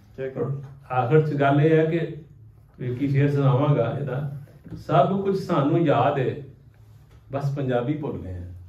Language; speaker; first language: Urdu; non-native, local second language; Punjabi